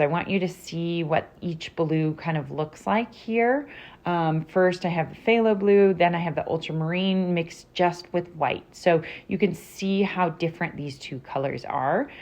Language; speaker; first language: English; native; English